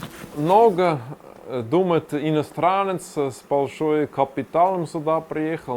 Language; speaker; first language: Russian; non-native, learner; German